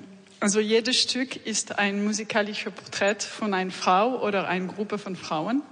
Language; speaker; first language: German; non-native, fluent; French